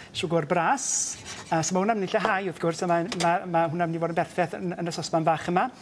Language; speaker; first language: Welsh; native; Welsh